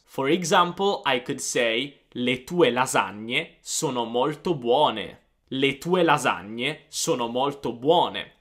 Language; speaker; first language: Italian; native; Italian